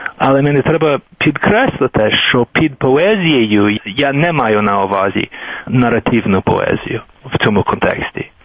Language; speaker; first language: Ukrainian; non-native, fluent; English